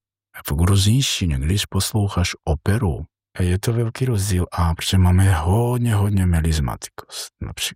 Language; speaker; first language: Czech; non-native, learner; Georgian